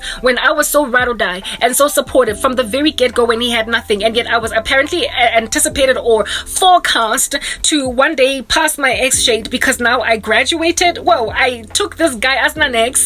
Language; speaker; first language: English; non-native, local second language; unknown